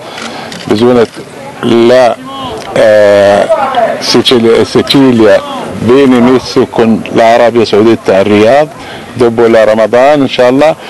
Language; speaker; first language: Italian; non-native, learner; Arabic